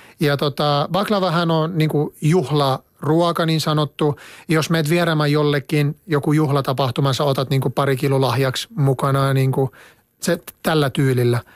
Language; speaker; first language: Finnish; non-native, fluent; Arabic